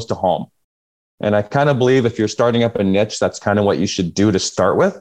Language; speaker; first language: English; native; English